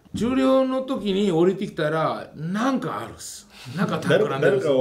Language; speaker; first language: Japanese; non-native, fluent; Georgian